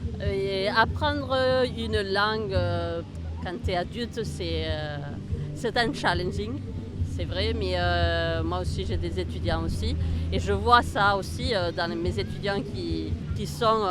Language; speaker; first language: French; early bilingual, heritage; Spanish